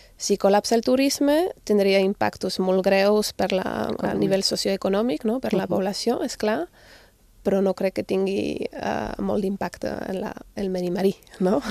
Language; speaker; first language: Catalan; non-native, fluent; German